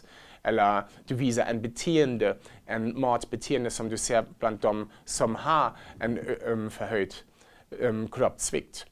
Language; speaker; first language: Swedish; non-native, fluent; German